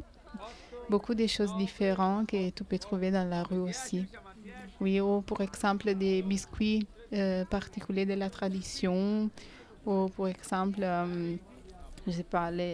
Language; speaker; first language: French; non-native, fluent; Italian